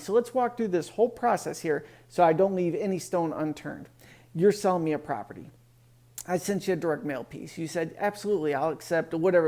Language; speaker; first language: English; native; English